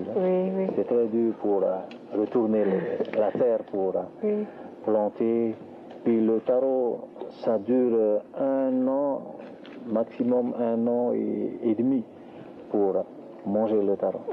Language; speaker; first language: French; non-native, local second language; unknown